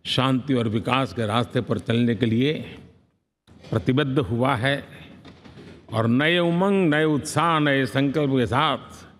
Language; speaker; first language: Hindi; non-native, local second language; Gujarati